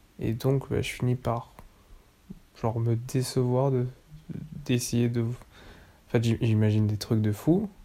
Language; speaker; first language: French; native; French